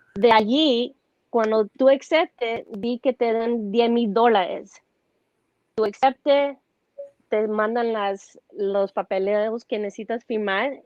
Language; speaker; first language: Spanish; early bilingual, heritage; Spanish